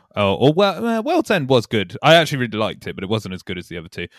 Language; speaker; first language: English; native; English